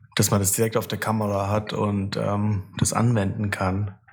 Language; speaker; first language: German; native; German